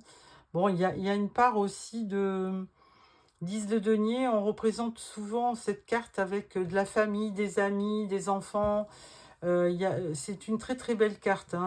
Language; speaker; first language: French; native; French